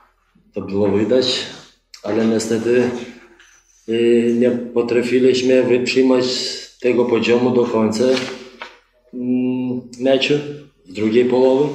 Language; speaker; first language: Polish; non-native, fluent; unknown